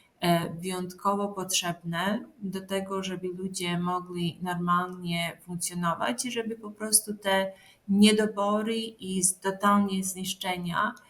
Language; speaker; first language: Polish; non-native, fluent; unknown